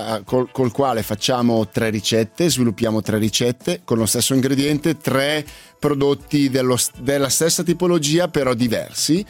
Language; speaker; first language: Italian; native; Italian